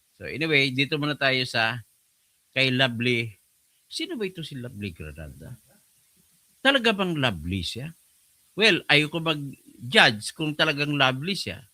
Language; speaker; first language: Filipino; non-native, local second language; Hiligaynon